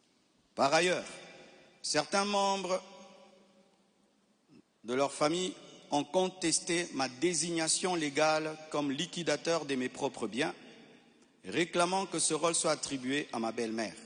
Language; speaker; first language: French; non-native, local second language; Lingala